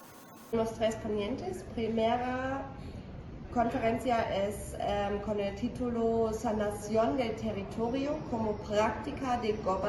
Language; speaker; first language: Spanish; non-native, fluent; German